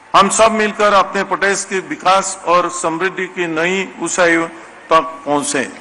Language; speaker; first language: Hindi; non-native, local second language; Assamese